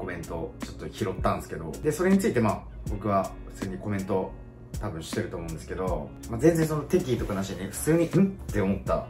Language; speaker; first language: Japanese; native; Japanese